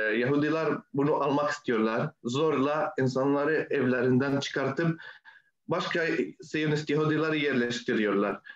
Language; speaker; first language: Turkish; non-native, fluent; Arabic